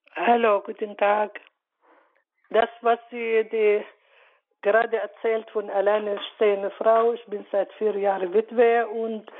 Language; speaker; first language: German; non-native, learner; Arabic